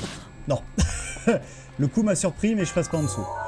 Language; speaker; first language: French; native; French